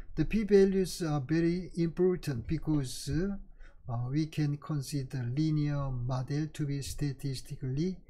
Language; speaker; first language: English; non-native, fluent; Korean